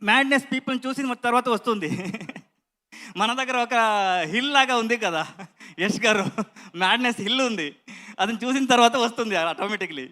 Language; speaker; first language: Telugu; non-native, learner; Kannada